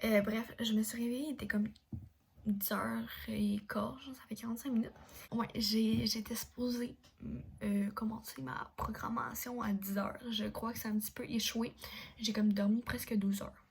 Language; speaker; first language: French; native; French